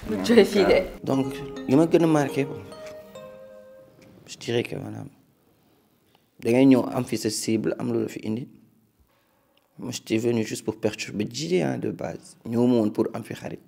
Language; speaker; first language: French; non-native, local second language; Wolof